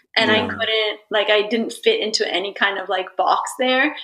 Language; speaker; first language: English; early bilingual, other home language; Italian